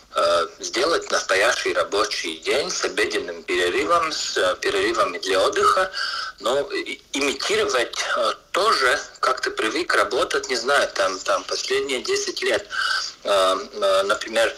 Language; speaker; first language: Russian; non-native, local second language; Latvian